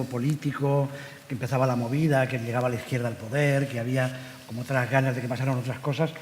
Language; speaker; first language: Spanish; native; Spanish